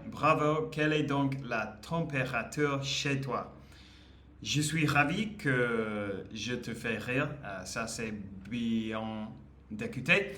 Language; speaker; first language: French; non-native, learner; English